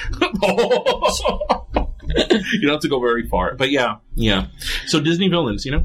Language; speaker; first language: English; early bilingual, other home language; Spanish